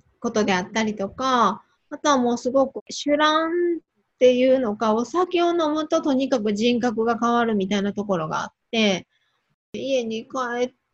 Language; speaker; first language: Japanese; native; Japanese